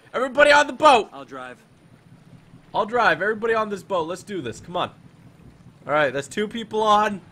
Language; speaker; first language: English; native; English